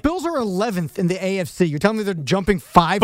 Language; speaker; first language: English; native; English